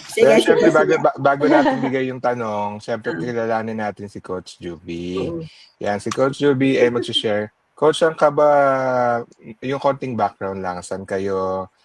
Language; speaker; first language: Filipino; native; Filipino